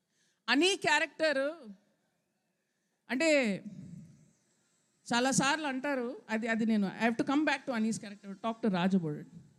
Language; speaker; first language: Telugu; native; Telugu